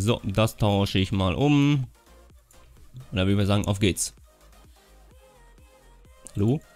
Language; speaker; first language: German; native; German